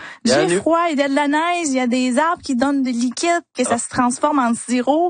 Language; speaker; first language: French; non-native, fluent; Spanish